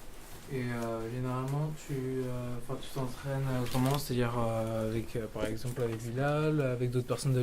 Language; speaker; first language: French; native; French